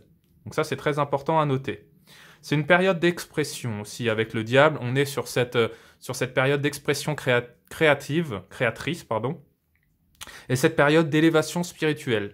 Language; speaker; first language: French; native; French